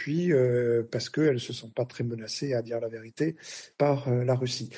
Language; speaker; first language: French; native; French